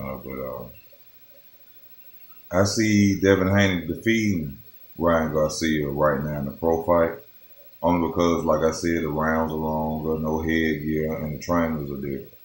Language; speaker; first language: English; native; English